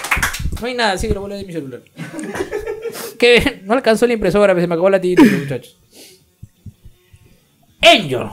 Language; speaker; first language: Spanish; native; Spanish